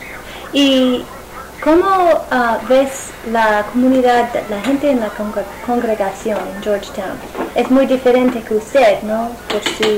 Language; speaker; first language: Spanish; non-native, fluent; English